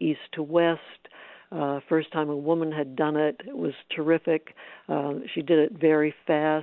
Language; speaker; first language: English; native; English